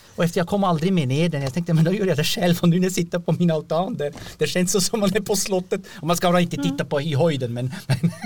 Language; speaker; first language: Swedish; non-native, fluent; French